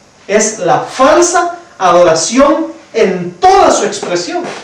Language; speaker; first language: Spanish; native; Spanish